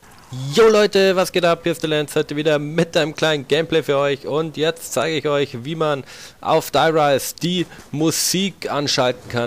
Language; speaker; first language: German; native; German